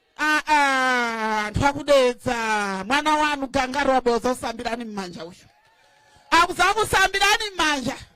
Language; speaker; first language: Nyanja; native; Nyanja